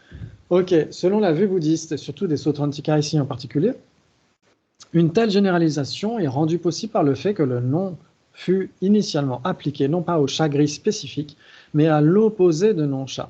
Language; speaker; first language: French; native; French